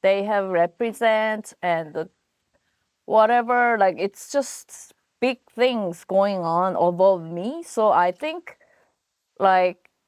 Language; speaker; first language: English; non-native, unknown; Korean